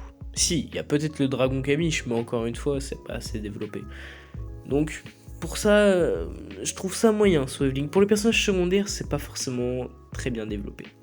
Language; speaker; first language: French; native; French